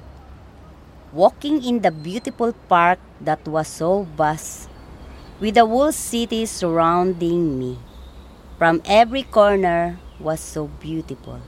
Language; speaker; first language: English; non-native, local second language; Cebuano